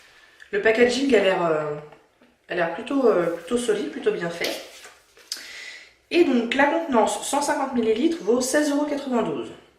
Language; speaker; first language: French; native; French